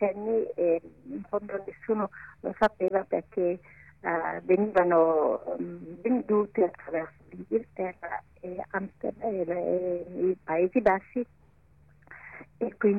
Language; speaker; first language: Italian; non-native, local second language; Ladin